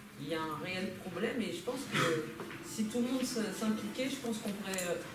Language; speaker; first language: French; native; French